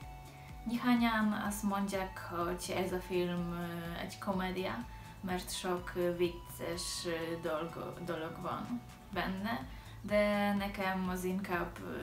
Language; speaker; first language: Hungarian; non-native, learner; Polish